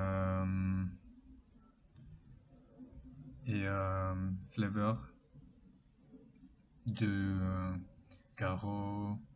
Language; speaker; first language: French; non-native, learner; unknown